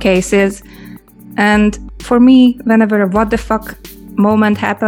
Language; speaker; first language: English; non-native, fluent; Hungarian